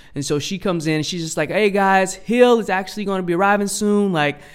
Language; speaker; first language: English; native; English